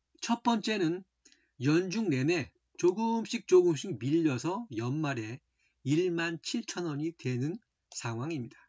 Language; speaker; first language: Korean; native; Korean